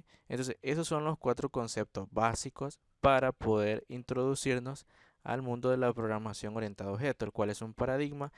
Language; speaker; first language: Spanish; native; Spanish